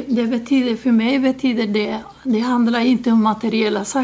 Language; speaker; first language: Swedish; non-native, fluent; Spanish